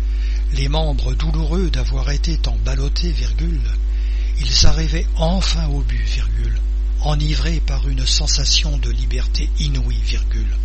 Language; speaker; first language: French; native; French